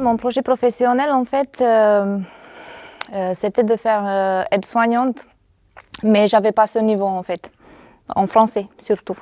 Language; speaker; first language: French; non-native, fluent; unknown